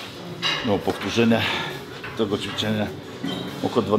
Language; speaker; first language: Polish; non-native, fluent; Lithuanian